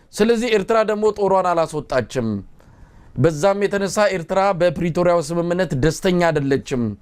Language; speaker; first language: Amharic; native; Amharic